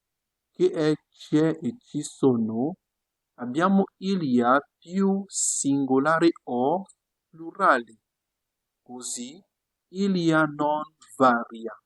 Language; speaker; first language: Italian; non-native, fluent; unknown